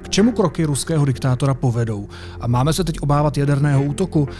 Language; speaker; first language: Czech; native; Czech